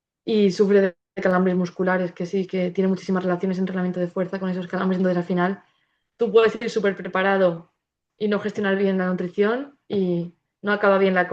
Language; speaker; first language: Spanish; native; Spanish